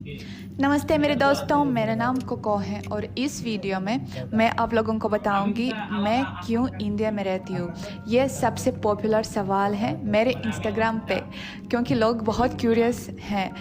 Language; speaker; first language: Hindi; non-native, fluent; Russian